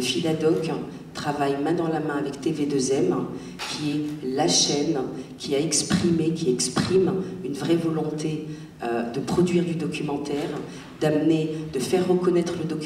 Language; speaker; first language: French; non-native, local second language; Arabic